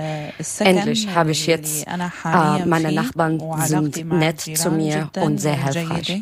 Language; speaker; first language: German; non-native, learner; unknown